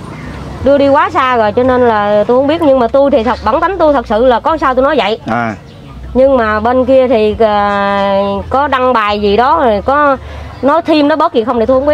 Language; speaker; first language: Vietnamese; native; Vietnamese